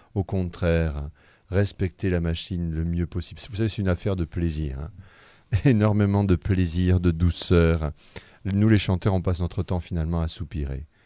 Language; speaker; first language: French; native; French